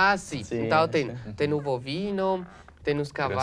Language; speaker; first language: Portuguese; non-native, learner; Spanish